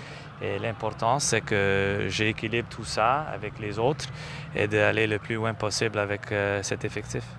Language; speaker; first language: French; non-native, local second language; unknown